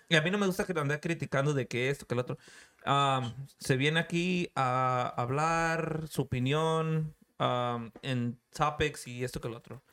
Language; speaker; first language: Spanish; early bilingual, other home language; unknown